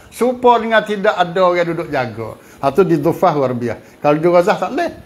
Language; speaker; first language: Malay; native; Malay